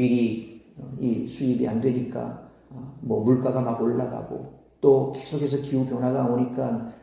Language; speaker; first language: Korean; native; Korean